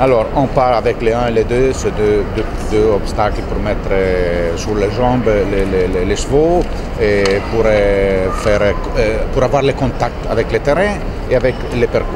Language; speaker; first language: French; non-native, fluent; Italian